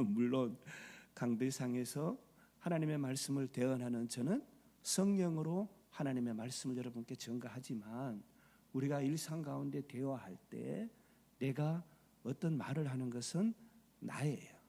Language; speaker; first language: Korean; native; Korean